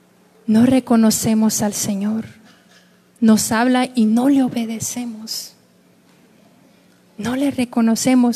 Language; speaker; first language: Spanish; native; Spanish